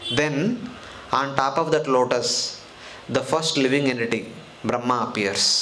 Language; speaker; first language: English; non-native, local second language; Telugu